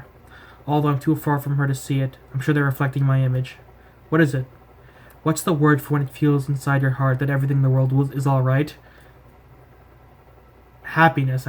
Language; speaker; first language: English; native; English